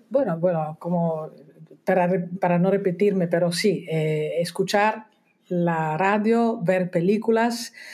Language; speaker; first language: Spanish; non-native, fluent; Italian